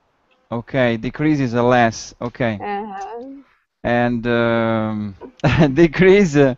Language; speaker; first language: English; non-native, learner; Italian